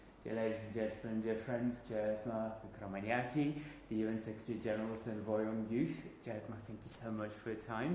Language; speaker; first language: English; non-native, fluent; Uzbek